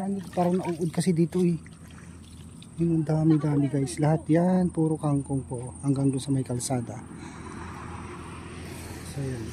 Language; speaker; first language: Filipino; native; Filipino